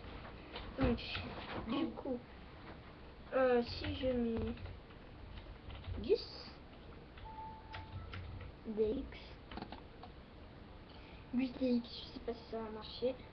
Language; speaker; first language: French; native; French